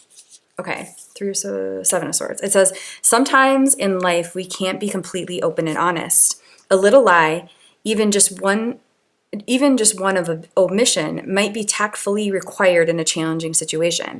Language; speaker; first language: English; native; English